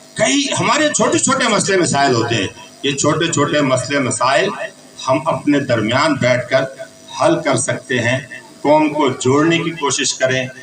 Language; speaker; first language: Urdu; non-native, local second language; Pashto